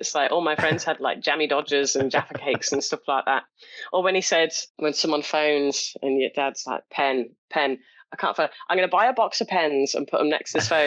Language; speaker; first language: English; native; English